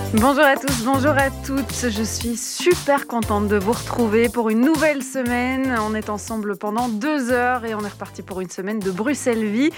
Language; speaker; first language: French; native; French